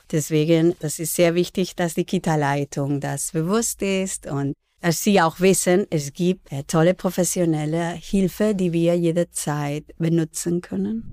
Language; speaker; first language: German; non-native, fluent; Spanish